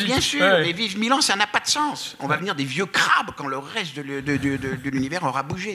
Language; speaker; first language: French; native; French